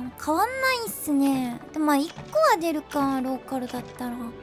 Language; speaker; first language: Japanese; native; Japanese